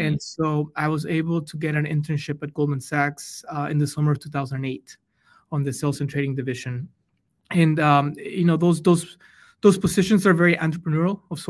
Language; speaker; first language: English; non-native, fluent; Spanish